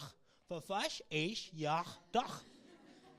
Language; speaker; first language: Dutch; non-native, learner; English